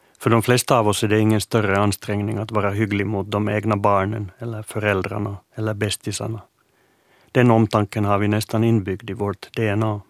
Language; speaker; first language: Swedish; native; Swedish